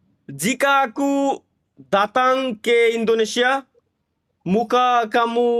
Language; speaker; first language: Indonesian; non-native, learner; Bangla